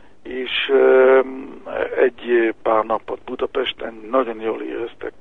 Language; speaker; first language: Hungarian; early bilingual, heritage; Hebrew